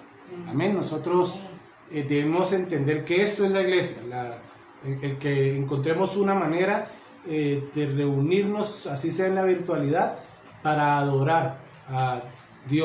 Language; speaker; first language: Spanish; native; Spanish